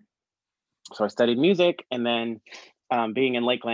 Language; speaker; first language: English; native; English